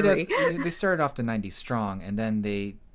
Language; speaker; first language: English; native; English